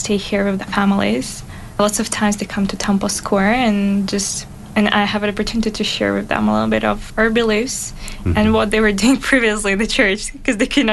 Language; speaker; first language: English; non-native, fluent; Russian